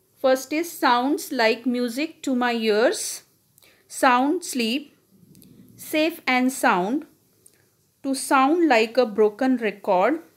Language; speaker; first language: English; non-native, local second language; Hindi